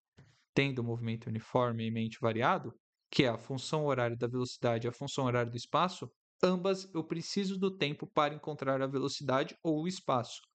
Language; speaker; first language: Portuguese; native; Portuguese